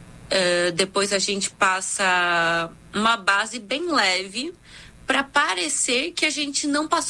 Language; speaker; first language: Portuguese; non-native, fluent; Korean